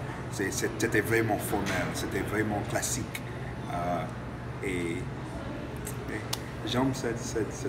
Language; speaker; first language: French; non-native, learner; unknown